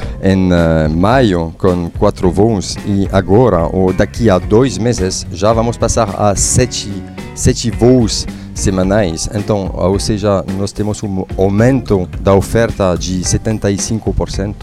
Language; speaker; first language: Portuguese; non-native, fluent; French